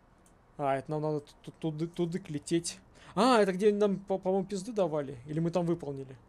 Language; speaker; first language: Russian; native; Russian